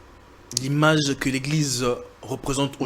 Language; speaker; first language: French; non-native, local second language; Lingala